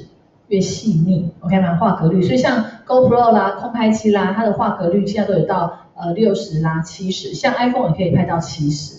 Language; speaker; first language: Chinese; native; Chinese